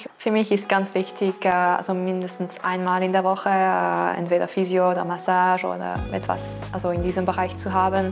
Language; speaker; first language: German; non-native, local second language; French